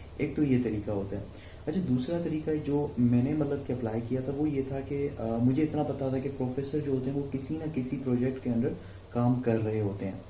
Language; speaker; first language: Urdu; non-native, local second language; Sindhi